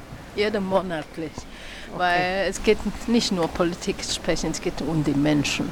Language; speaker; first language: German; non-native, learner; Chinese